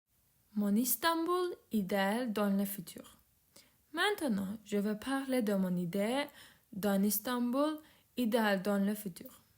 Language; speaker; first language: French; non-native, learner; Turkish